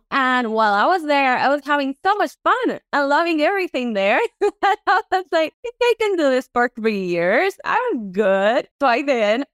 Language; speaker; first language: English; non-native, fluent; Spanish